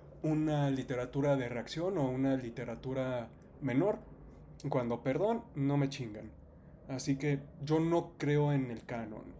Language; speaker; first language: Spanish; native; Spanish